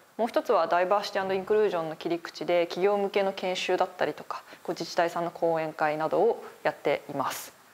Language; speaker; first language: Japanese; native; Japanese